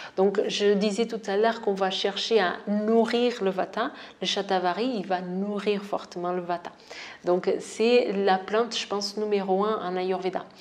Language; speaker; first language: French; non-native, fluent; Portuguese